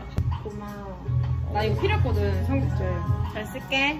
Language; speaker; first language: Korean; native; Korean